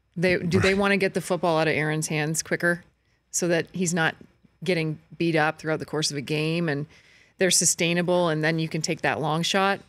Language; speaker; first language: English; native; English